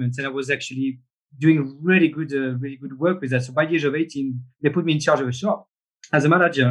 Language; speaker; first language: English; non-native, fluent; French